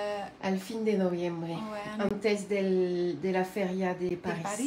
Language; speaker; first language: Spanish; non-native, learner; French